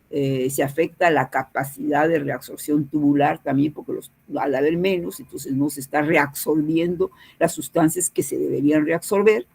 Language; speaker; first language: Spanish; native; Spanish